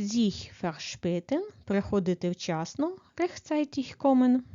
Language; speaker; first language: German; non-native, fluent; Ukrainian